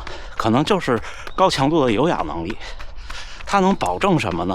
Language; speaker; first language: Chinese; native; Chinese